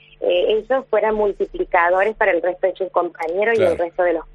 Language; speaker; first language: Spanish; native; Spanish